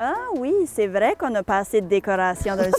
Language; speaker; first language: French; native; French